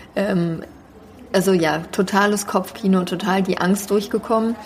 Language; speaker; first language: German; native; German